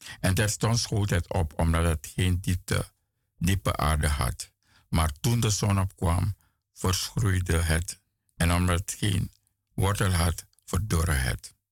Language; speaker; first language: Dutch; native; Dutch